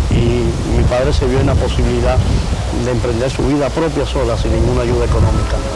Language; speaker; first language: Spanish; native; Spanish